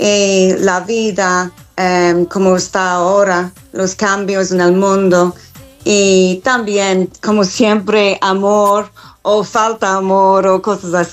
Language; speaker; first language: Spanish; non-native, fluent; English